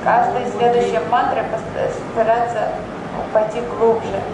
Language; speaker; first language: Russian; native; Russian